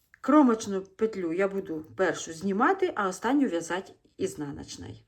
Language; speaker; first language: Ukrainian; non-native, local second language; Russian